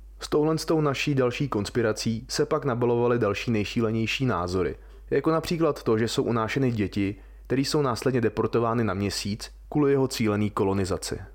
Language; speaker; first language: Czech; native; Czech